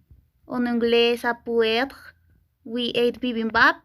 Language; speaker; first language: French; non-native, learner; Spanish